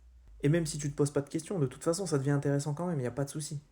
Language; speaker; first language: French; native; French